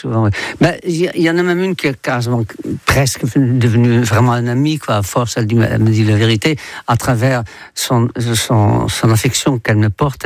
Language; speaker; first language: French; non-native, fluent; Dutch